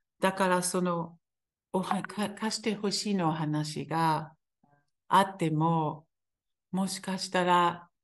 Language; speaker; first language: Japanese; non-native, fluent; Hebrew